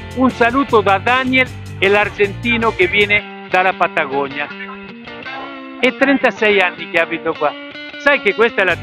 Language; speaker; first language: Italian; non-native, fluent; Spanish